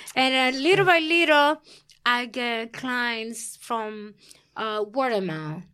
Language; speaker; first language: English; early bilingual, other home language; Spanish